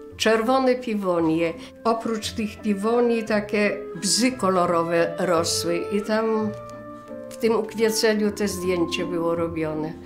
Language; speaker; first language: Polish; native; Polish